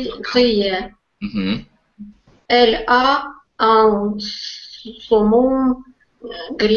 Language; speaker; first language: French; non-native, learner; Russian